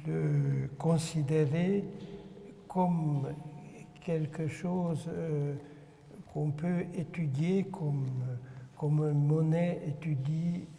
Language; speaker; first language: French; non-native, fluent; Hungarian